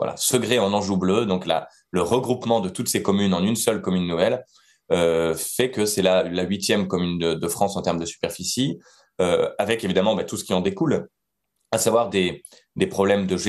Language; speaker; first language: French; native; French